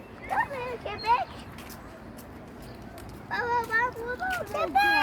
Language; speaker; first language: Turkish; early bilingual, heritage; Turkish